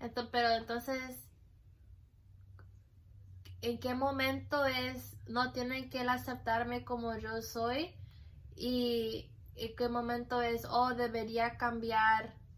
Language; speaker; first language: Spanish; early bilingual, heritage; Spanish